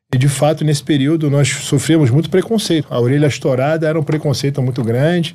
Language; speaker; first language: Portuguese; early bilingual, heritage; Arabic